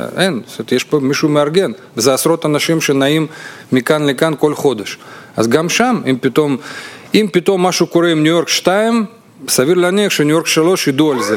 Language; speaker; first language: Hebrew; non-native, fluent; Russian